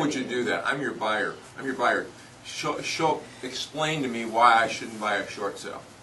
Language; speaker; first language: English; native; English